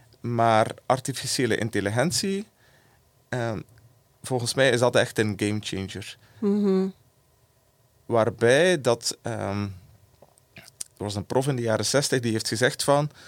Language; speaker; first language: Dutch; native; Dutch